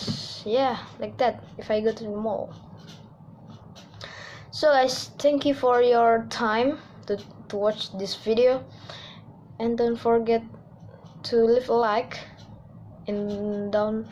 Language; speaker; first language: English; non-native, learner; Indonesian